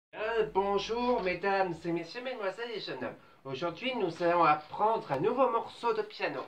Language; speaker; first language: French; native; French